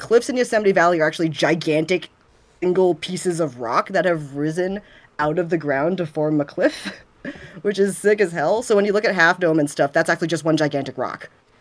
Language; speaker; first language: English; native; English